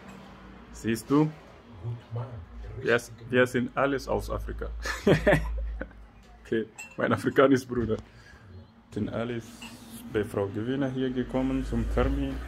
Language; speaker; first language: German; non-native, learner; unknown